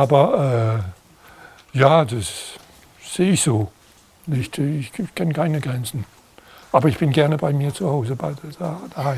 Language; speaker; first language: German; non-native, fluent; French